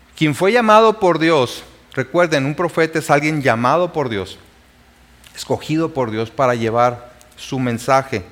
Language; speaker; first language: Spanish; native; Spanish